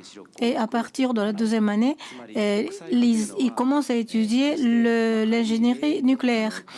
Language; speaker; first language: French; non-native, fluent; Japanese